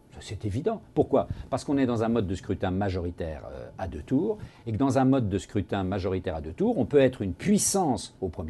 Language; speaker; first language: French; native; French